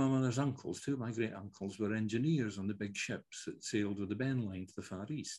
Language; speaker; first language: English; early bilingual, other home language; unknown